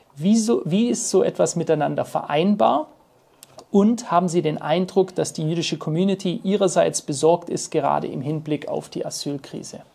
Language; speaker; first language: German; native; German